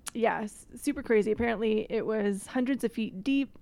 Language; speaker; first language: English; native; English